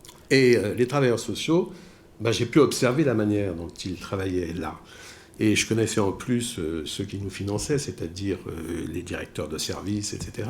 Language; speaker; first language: French; native; French